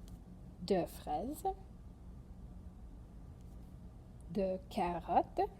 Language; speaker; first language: French; non-native, fluent; English